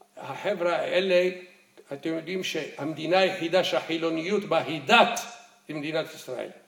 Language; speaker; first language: Hebrew; early bilingual, other home language; Arabic